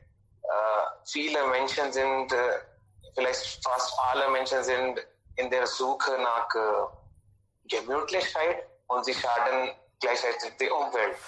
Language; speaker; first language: German; non-native, learner; Hindi